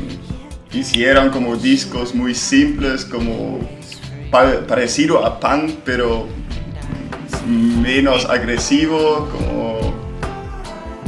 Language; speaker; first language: Spanish; non-native, fluent; German